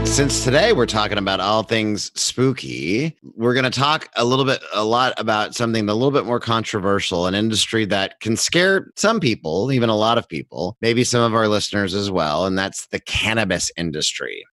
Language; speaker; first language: English; native; English